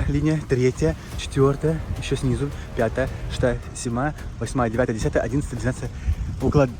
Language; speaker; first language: Russian; native; Russian